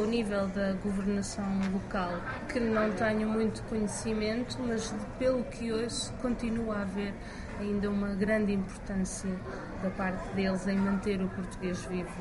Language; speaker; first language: Portuguese; native; Portuguese